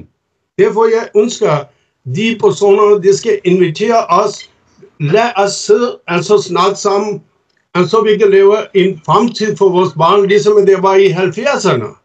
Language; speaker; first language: Danish; non-native, fluent; Urdu